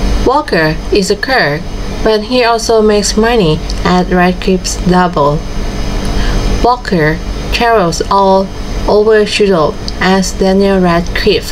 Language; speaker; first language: English; non-native, fluent; Thai